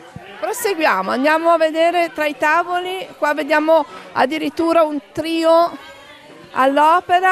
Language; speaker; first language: Italian; native; Italian